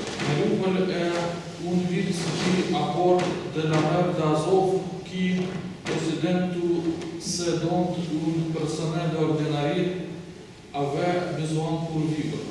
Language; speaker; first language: French; non-native, learner; Russian